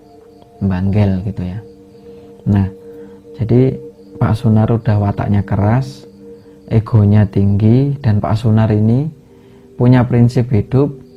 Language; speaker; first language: Indonesian; native; Indonesian